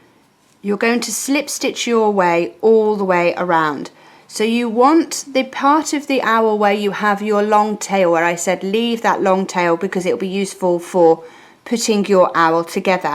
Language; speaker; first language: English; native; English